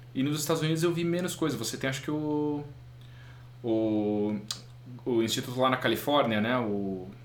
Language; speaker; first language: Portuguese; native; Portuguese